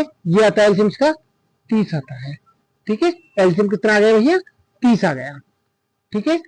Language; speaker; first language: Hindi; native; Hindi